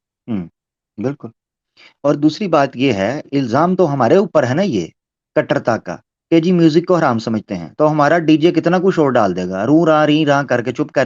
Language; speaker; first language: Hindi; native; Hindi